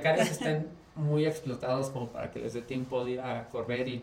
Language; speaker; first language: Spanish; native; Spanish